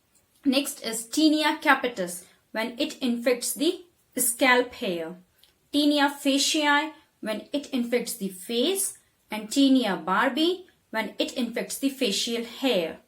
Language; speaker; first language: English; non-native, local second language; Hindi